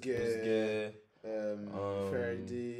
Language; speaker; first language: Turkish; non-native, learner; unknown